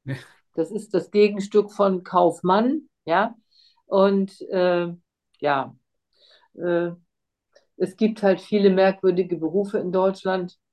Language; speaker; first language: German; native; German